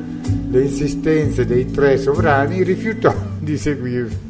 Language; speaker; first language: Italian; native; Italian